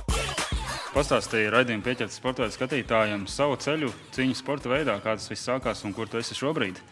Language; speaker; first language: Latvian; native; Latvian